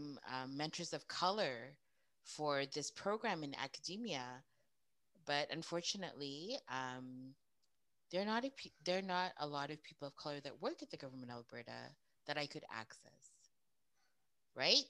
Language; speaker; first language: English; native; English